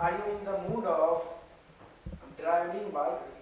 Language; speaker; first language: English; non-native, learner; Hindi